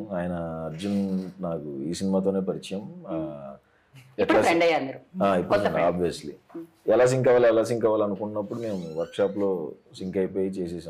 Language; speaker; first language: Telugu; native; Telugu